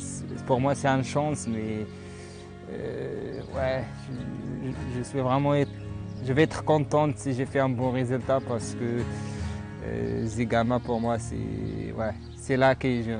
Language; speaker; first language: French; non-native, learner; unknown